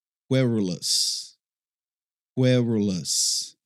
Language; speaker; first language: English; non-native, fluent; Portuguese